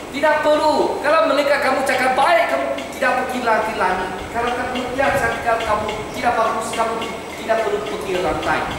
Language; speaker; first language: Malay; non-native, local second language; Chinese